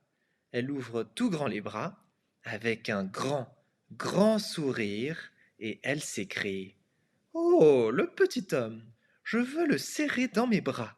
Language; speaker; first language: French; non-native, fluent; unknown